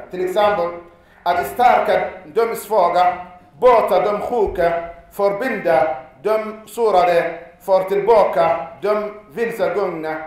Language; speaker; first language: Swedish; non-native, fluent; Arabic